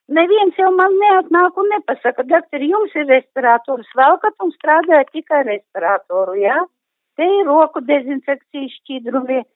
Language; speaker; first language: Latvian; non-native, local second language; Russian